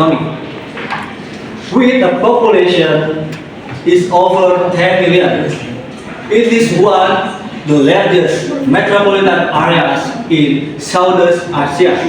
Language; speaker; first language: English; non-native, learner; Indonesian